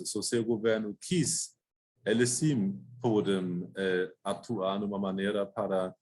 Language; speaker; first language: Portuguese; non-native, fluent; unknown